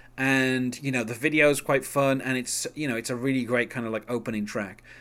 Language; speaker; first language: English; native; English